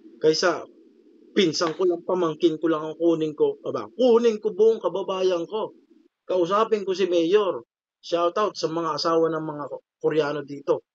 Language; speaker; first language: Filipino; native; Filipino